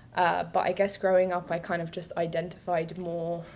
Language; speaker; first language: English; native; English